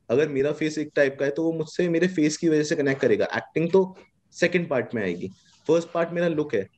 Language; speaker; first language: Hindi; native; Hindi